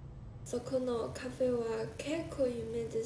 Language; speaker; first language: Japanese; non-native, learner; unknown